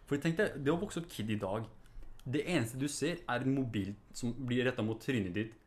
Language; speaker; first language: Norwegian; early bilingual, other home language; Arabic